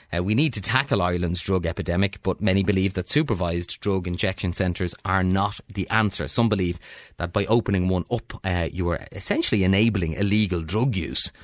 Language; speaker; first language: English; native; English